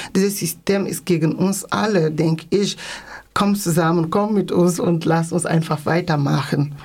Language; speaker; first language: German; non-native, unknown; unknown